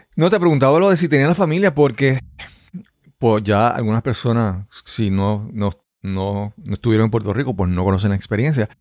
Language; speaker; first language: Spanish; native; Spanish